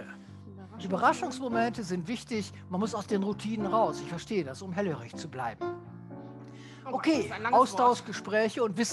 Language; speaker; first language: German; native; German